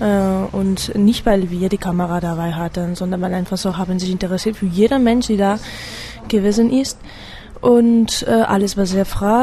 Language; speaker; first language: German; non-native, fluent; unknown